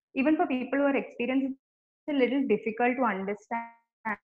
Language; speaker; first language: English; non-native, local second language; Malayalam